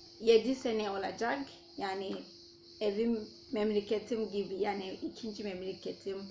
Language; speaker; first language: Turkish; non-native, fluent; Nyanja